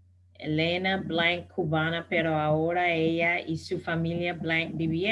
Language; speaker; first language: Spanish; non-native, fluent; English